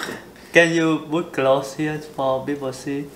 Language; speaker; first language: English; non-native, learner; Vietnamese